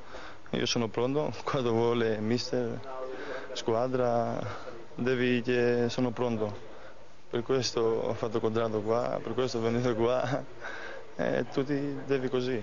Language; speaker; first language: Italian; non-native, learner; Greek